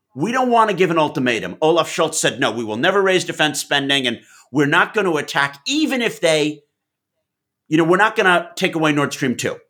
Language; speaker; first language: English; native; English